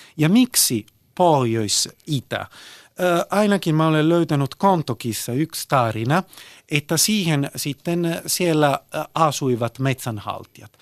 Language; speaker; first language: Finnish; early bilingual, heritage; Italian